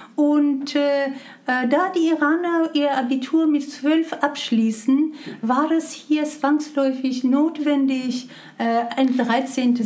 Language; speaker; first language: German; non-native, fluent; Persian